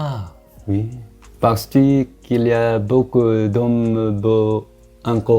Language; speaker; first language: French; non-native, learner; Korean